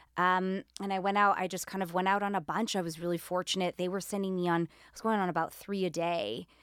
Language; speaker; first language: English; non-native, fluent; Greek